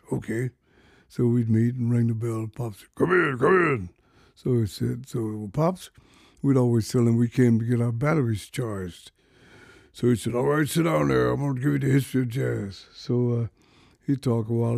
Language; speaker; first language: English; native; English